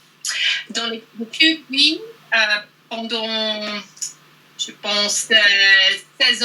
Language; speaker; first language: French; non-native, learner; English